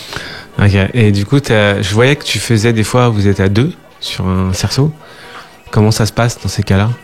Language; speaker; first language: French; native; French